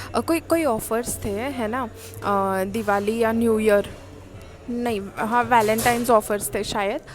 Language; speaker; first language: Hindi; non-native, local second language; Marathi